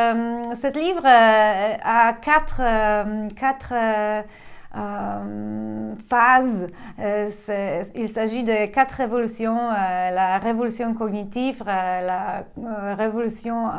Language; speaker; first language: French; non-native, fluent; Polish